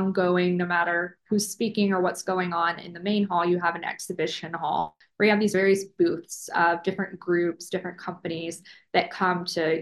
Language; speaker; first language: English; native; English